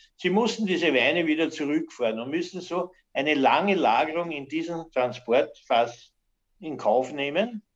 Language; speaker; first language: German; native; German